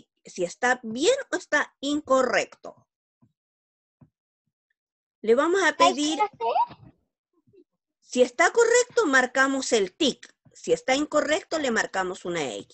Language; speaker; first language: Spanish; native; Spanish